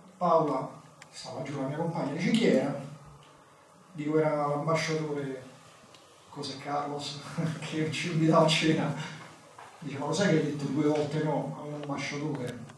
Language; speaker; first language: Italian; native; Italian